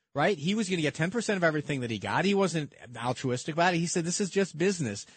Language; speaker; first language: English; early bilingual, other home language; Italian